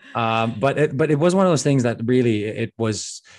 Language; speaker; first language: English; non-native, local second language; Filipino